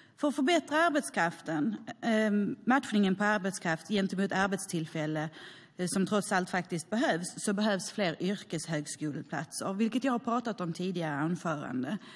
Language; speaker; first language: Swedish; native; Swedish